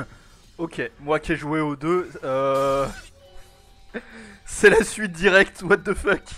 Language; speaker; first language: French; native; French